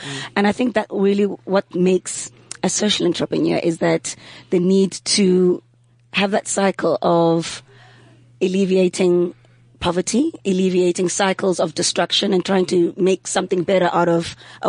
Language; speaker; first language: English; non-native, local second language; Xhosa